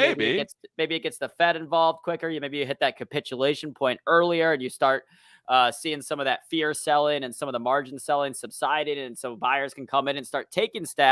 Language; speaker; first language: English; native; English